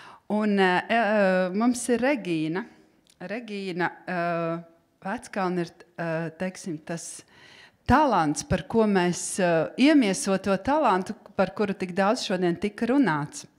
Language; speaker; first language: Latvian; native; Latvian